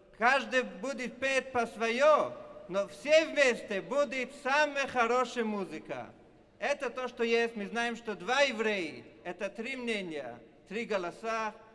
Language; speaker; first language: Russian; non-native, fluent; Italian